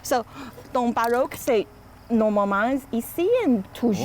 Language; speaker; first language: French; non-native, learner; Chinese